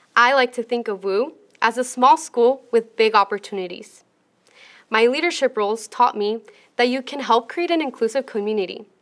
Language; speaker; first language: English; early bilingual, other home language; Spanish